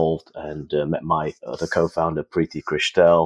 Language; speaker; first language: English; native; English